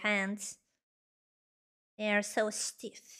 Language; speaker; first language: English; non-native, learner; Spanish